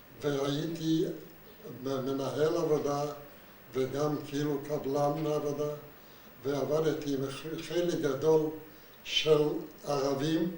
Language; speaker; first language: Hebrew; non-native, fluent; Yiddish